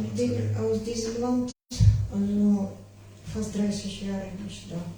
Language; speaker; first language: German; non-native, learner; Ukrainian